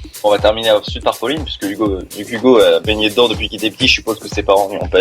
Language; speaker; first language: French; native; French